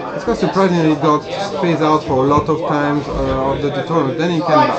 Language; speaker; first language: English; non-native, fluent; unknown